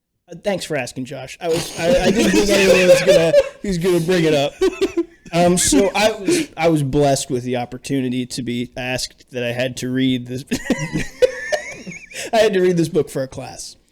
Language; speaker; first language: English; native; English